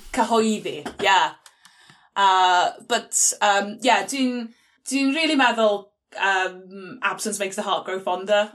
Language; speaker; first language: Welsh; non-native, local second language; English